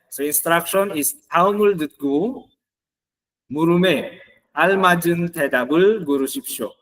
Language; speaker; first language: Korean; non-native, fluent; Filipino